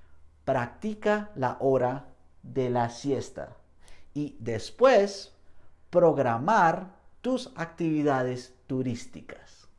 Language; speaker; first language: Spanish; non-native, fluent; English